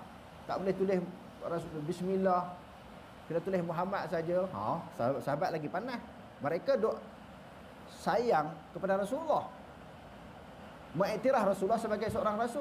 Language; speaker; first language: Malay; native; Malay